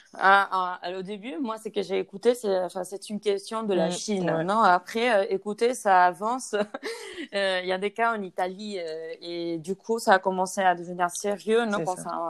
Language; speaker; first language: French; non-native, fluent; Spanish